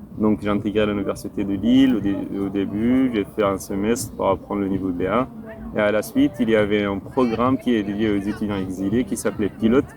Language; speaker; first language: French; non-native, fluent; Arabic